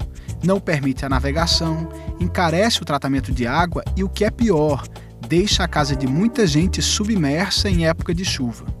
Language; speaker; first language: Portuguese; native; Portuguese